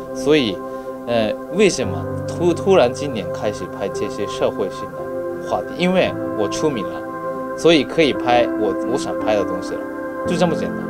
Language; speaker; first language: Chinese; non-native, fluent; Japanese